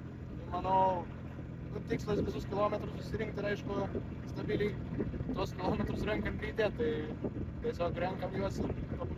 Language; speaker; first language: Lithuanian; native; Lithuanian